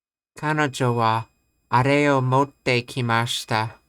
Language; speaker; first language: Japanese; non-native, learner; English